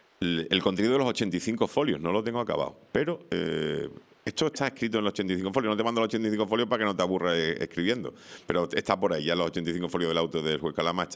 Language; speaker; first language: Spanish; native; Spanish